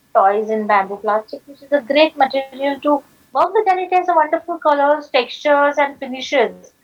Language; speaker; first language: English; non-native, local second language; Marathi